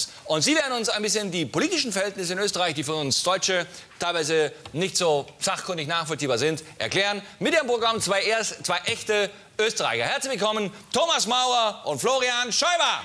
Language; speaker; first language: German; native; German